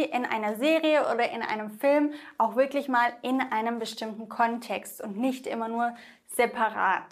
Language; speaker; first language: German; native; German